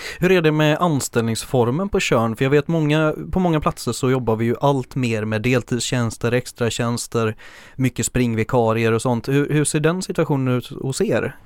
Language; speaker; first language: Swedish; native; Swedish